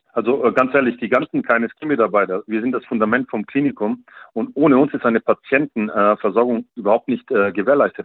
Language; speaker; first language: German; native; German